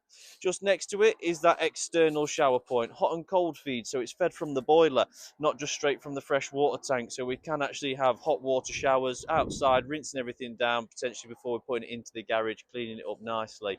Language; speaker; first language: English; native; English